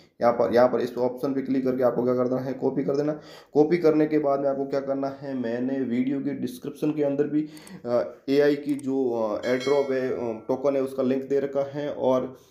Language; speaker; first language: Hindi; native; Hindi